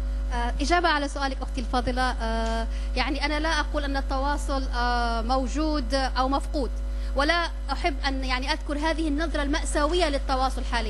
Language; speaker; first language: Arabic; native; Arabic